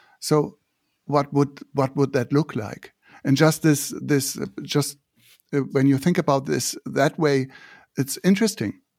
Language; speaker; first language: English; non-native, fluent; German